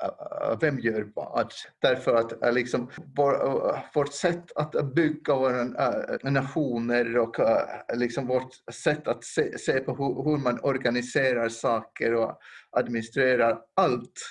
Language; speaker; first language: Swedish; non-native, local second language; Finnish